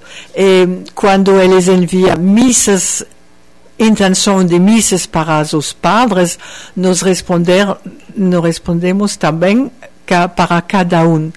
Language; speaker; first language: Portuguese; non-native, fluent; French